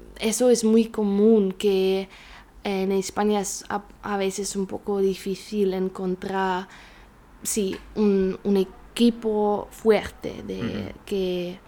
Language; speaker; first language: Spanish; non-native, learner; German